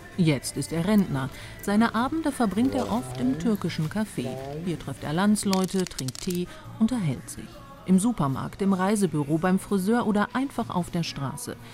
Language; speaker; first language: German; native; German